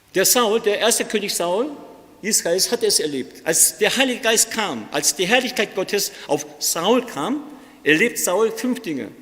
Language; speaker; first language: German; early bilingual, other home language; Korean